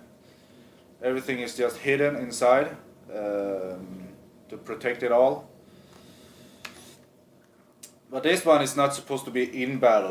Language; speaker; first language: English; non-native, fluent; Swedish